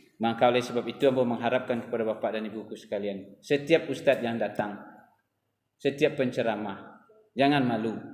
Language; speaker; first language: Malay; non-native, local second language; Minangkabau